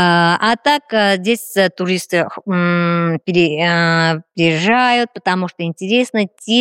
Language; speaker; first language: Polish; non-native, learner; Armenian